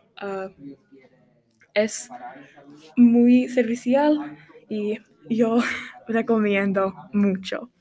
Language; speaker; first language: Spanish; non-native, learner; English